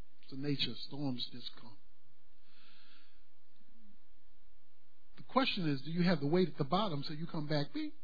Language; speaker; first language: English; native; English